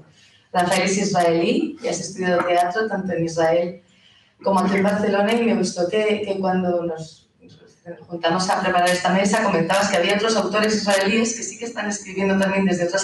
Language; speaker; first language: Spanish; native; Spanish